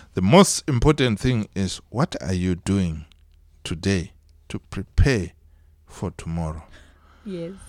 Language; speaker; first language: English; non-native, local second language; Shona